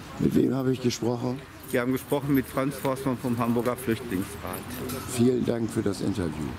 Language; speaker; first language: German; native; German